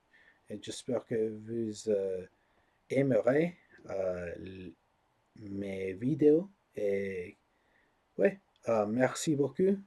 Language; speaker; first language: French; non-native, learner; English